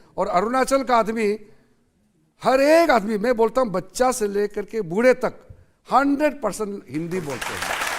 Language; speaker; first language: Hindi; non-native, local second language; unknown